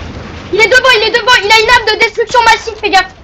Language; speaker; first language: French; native; French